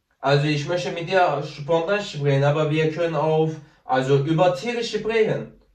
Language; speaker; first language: German; non-native, learner; Turkish